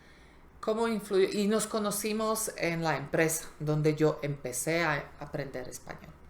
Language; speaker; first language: Spanish; non-native, fluent; Slovak